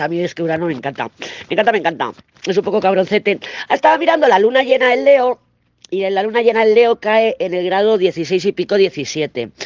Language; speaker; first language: Spanish; native; Spanish